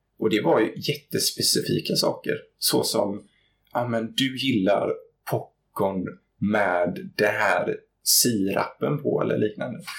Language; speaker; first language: Swedish; native; Swedish